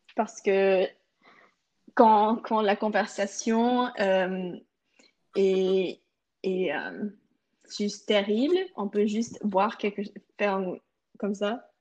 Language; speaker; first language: French; non-native, local second language; English